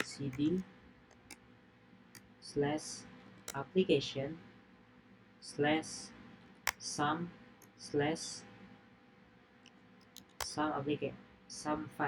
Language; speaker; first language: English; non-native, learner; Indonesian